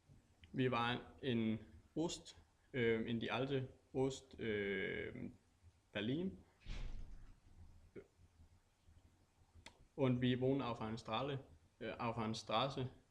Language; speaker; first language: German; non-native, learner; Danish